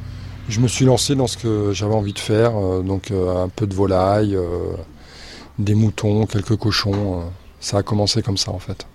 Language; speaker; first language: French; native; French